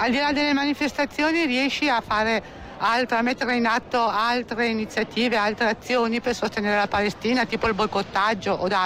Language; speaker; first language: Italian; native; Italian